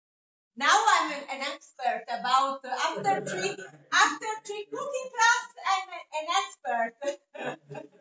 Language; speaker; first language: English; non-native, fluent; Italian